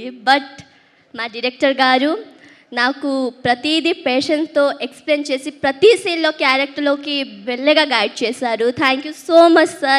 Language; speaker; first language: Telugu; early bilingual, heritage; Telugu